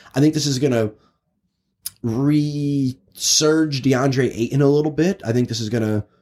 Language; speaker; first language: English; native; English